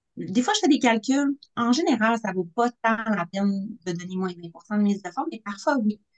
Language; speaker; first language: French; native; French